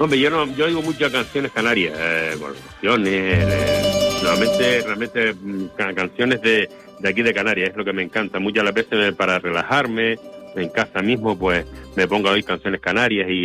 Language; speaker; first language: Spanish; native; Spanish